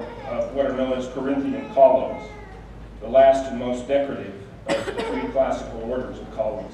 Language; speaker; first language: English; native; English